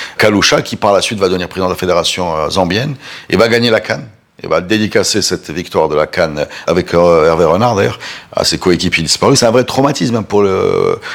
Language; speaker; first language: French; non-native, local second language; Arabic